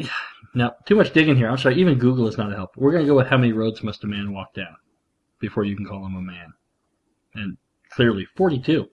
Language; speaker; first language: English; native; English